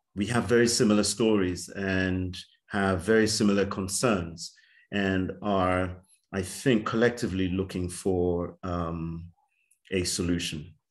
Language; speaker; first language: English; native; English